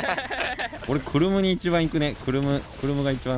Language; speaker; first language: Japanese; native; Japanese